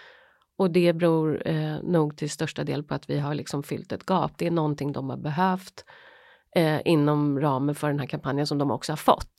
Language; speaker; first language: Swedish; native; Swedish